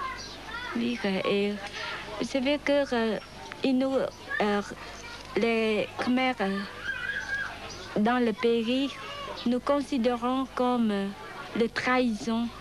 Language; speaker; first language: French; non-native, learner; Khmer